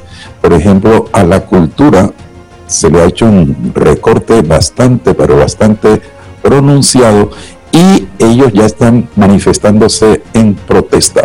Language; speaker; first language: Spanish; native; Spanish